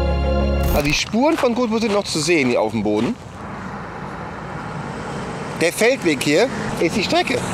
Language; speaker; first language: German; native; German